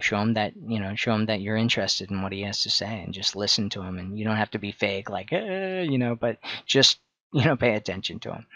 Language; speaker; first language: English; native; English